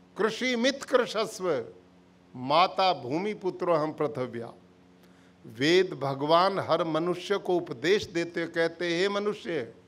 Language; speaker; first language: Hindi; native; Hindi